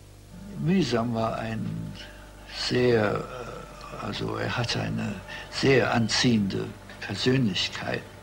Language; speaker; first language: German; early bilingual, heritage; German